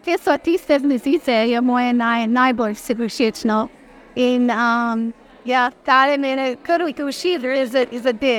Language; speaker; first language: Slovenian; early bilingual, heritage; Slovenian